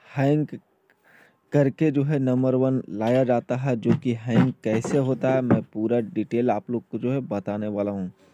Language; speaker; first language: Hindi; native; Hindi